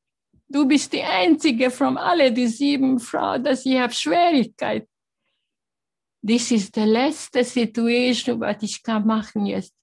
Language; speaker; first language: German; non-native, learner; Hungarian